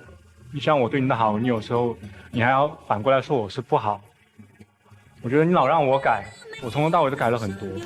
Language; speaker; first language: Chinese; native; Chinese